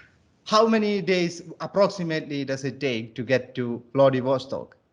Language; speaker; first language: English; non-native, local second language; Malayalam